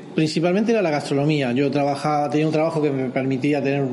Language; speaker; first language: Spanish; native; Spanish